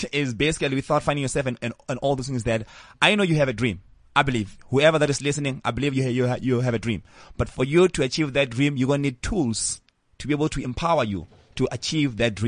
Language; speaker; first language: English; non-native, local second language; Northern Sotho